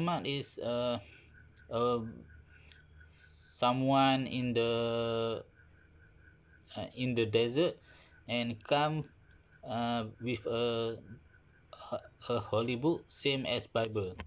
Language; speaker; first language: English; non-native, learner; Malay